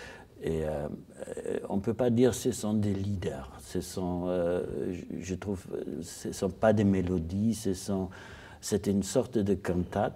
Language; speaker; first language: French; non-native, fluent; German